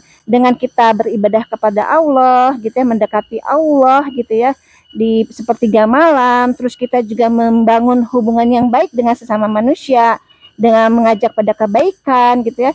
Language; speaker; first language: Indonesian; native; Indonesian